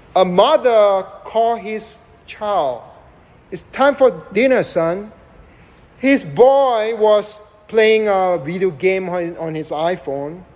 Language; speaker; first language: English; non-native, local second language; Chinese